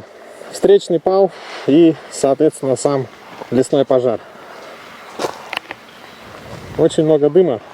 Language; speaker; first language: Russian; native; Russian